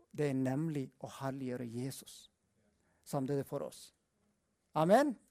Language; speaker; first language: Norwegian; non-native, fluent; Amharic